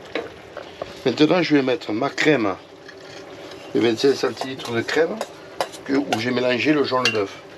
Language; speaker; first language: French; native; French